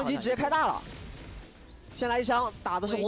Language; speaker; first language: Chinese; native; Chinese